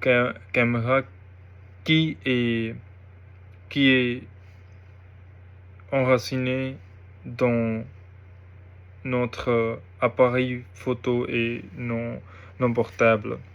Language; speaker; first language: French; non-native, learner; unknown